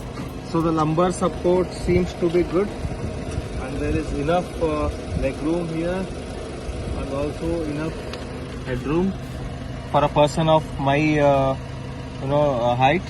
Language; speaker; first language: English; non-native, local second language; Kannada